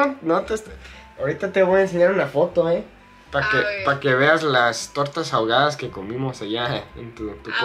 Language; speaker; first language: Spanish; non-native, fluent; English